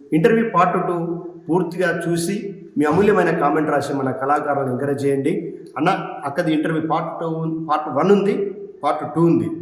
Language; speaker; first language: Telugu; native; Telugu